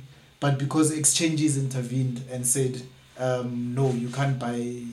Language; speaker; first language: English; non-native, local second language; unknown